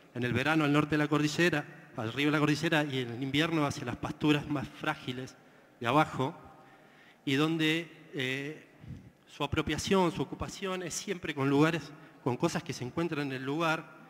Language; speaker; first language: Spanish; native; Spanish